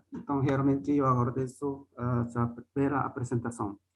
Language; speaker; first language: Portuguese; non-native, fluent; Japanese